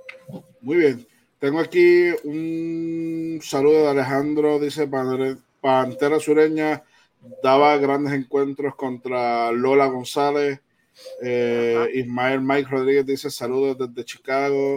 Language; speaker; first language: Spanish; native; Spanish